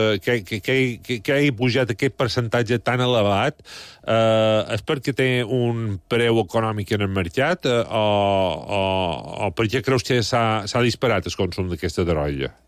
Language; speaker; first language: Catalan; native; Catalan